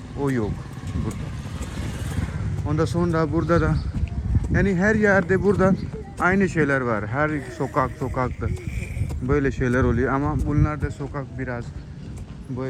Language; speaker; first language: Turkish; non-native, learner; Punjabi